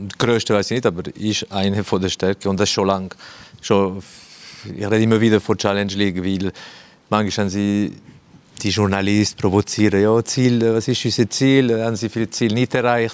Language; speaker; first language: German; non-native, fluent; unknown